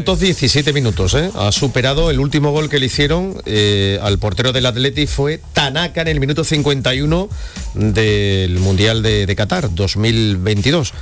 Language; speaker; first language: Spanish; native; Spanish